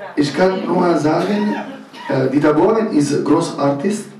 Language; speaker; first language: German; non-native, learner; Italian